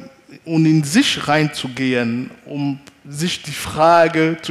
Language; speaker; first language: German; non-native, fluent; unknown